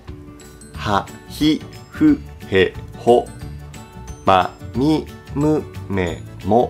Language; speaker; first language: Japanese; native; Japanese